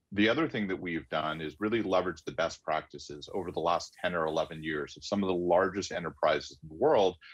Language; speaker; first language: English; native; English